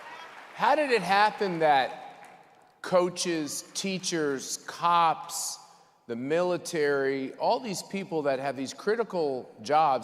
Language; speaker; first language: English; native; English